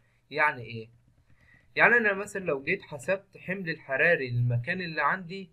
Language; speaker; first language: Arabic; native; Arabic